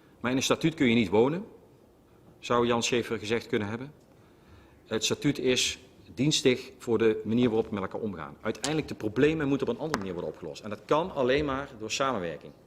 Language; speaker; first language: Dutch; native; Dutch